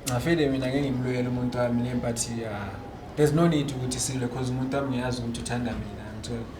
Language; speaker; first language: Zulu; non-native, local second language; Xhosa